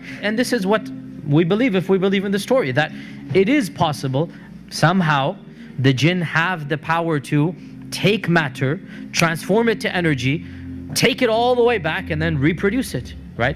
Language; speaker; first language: English; native; English